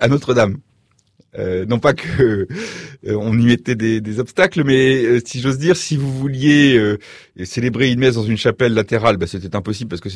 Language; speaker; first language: French; native; French